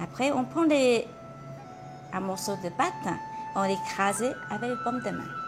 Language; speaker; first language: French; non-native, fluent; Chinese